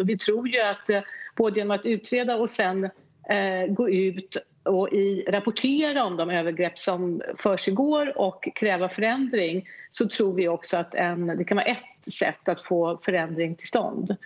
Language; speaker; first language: Swedish; native; Swedish